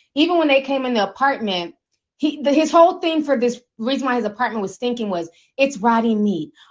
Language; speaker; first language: English; native; English